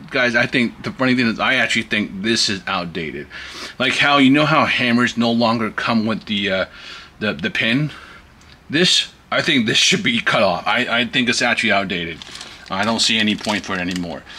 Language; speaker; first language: English; native; English